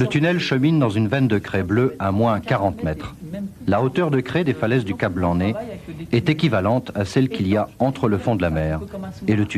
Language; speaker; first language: French; native; French